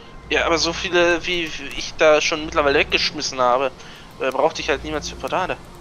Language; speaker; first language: German; native; German